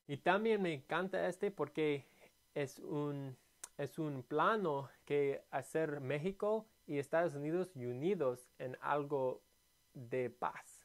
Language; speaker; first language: Spanish; non-native, learner; English